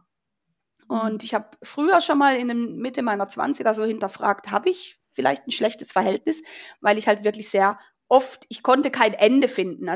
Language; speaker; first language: German; native; German